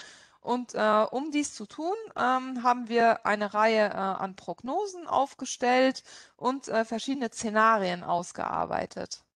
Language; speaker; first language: German; non-native, local second language; Luxembourgish